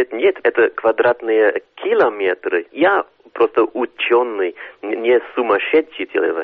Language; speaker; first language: Russian; non-native, fluent; English